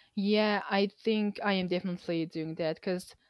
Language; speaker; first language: English; non-native, fluent; Mongolian